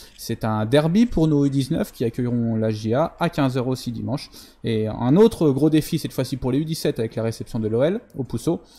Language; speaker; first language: French; native; French